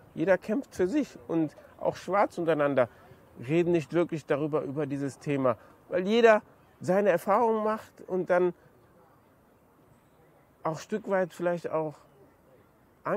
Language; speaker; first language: German; native; German